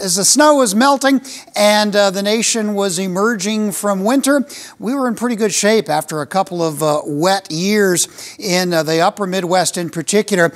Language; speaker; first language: English; native; English